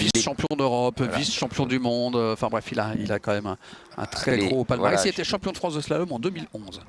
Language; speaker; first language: French; native; French